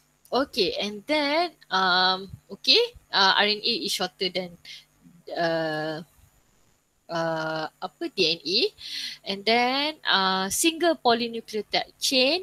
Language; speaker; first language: English; non-native, local second language; Malay